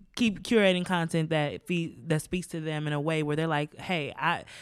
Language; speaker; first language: English; native; English